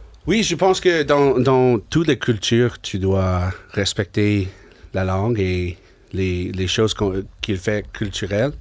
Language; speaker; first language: French; non-native, local second language; English